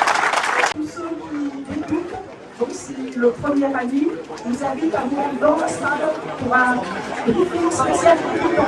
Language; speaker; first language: French; native; French